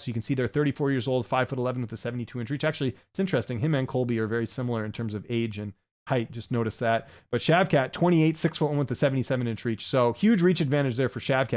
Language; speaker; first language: English; native; English